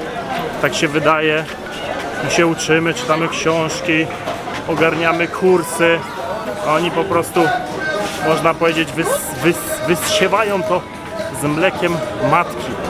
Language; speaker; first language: Polish; native; Polish